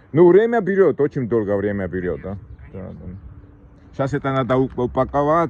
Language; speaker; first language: Russian; non-native, fluent; Georgian